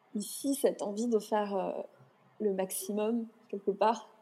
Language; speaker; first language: French; native; French